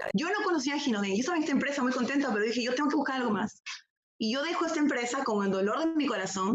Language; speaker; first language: Spanish; native; Spanish